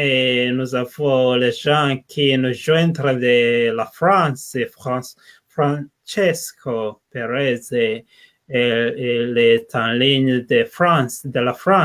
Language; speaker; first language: French; non-native, learner; English